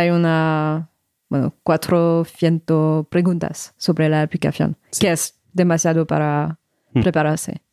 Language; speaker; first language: Spanish; non-native, fluent; French